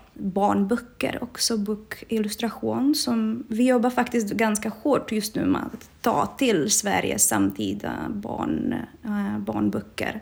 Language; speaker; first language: Swedish; non-native, fluent; Czech